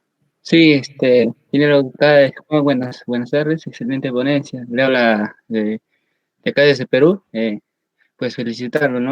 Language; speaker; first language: Spanish; native; Spanish